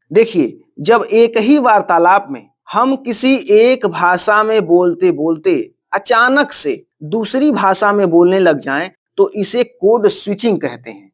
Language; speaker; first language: Hindi; native; Hindi